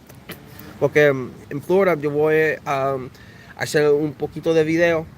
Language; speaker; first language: Spanish; early bilingual, heritage; English